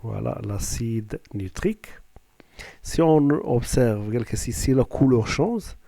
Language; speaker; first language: French; non-native, local second language; Arabic